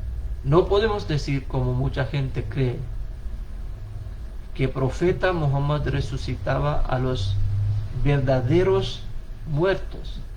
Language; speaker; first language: Spanish; non-native, fluent; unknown